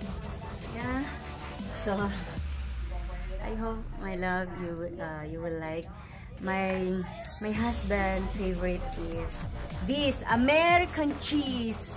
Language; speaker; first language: English; non-native, local second language; Filipino